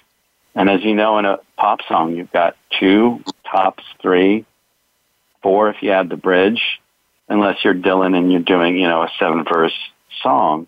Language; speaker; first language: English; native; English